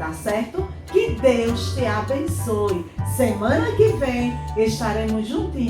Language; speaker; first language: Portuguese; native; Portuguese